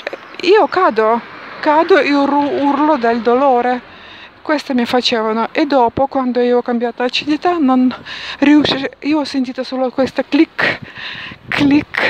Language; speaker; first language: Italian; non-native, learner; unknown